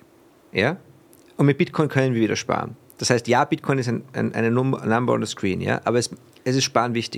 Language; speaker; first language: German; native; German